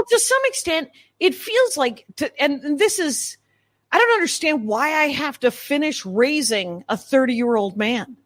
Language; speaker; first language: English; native; English